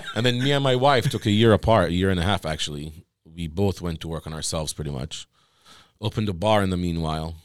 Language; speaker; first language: English; non-native, fluent; Arabic